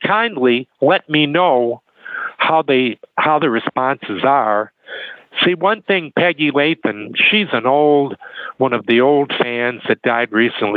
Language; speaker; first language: English; native; English